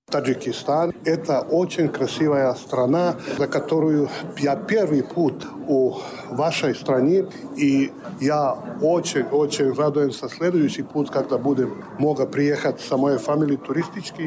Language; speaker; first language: Russian; non-native, learner; Serbian